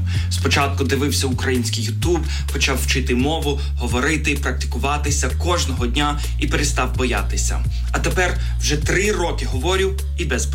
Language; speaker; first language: Ukrainian; non-native, fluent; English